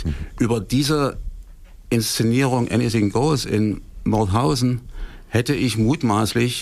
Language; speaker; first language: German; native; German